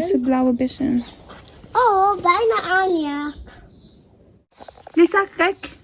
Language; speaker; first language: Dutch; non-native, learner; Thai